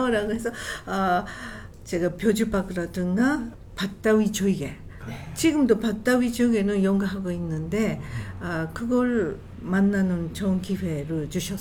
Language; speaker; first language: Korean; non-native, learner; Japanese